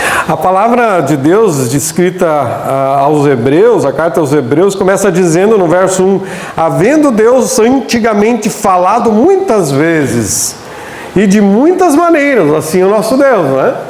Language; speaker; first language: Portuguese; native; Portuguese